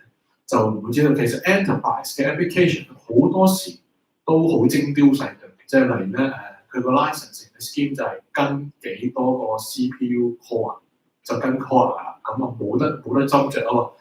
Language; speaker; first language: Chinese; native; Chinese